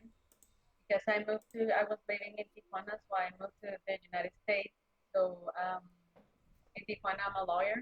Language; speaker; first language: English; non-native, learner; Spanish